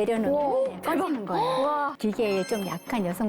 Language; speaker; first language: Korean; native; Korean